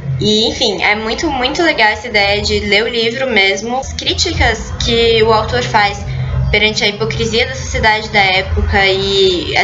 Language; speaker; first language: Portuguese; native; Portuguese